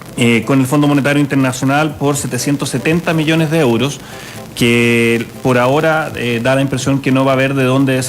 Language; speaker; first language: Spanish; native; Spanish